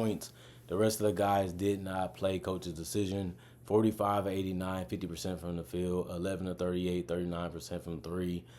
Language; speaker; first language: English; native; English